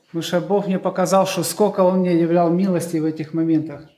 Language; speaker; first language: Polish; non-native, learner; Russian